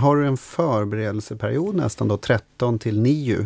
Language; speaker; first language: Swedish; native; Swedish